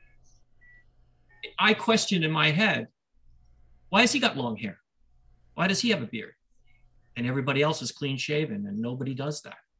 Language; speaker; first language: English; native; English